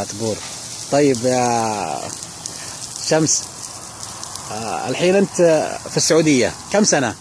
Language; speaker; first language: Arabic; native; Arabic